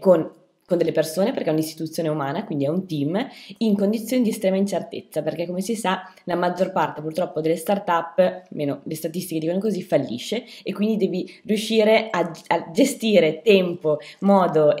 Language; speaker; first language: Italian; native; Italian